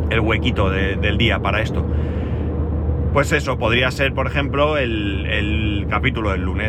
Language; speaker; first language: Spanish; native; Spanish